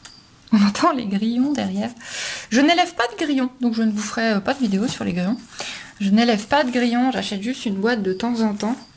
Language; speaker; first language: French; native; French